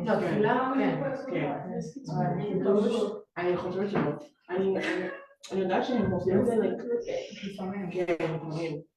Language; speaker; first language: Hebrew; non-native, learner; English